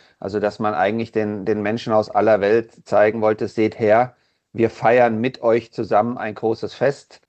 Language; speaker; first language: German; native; German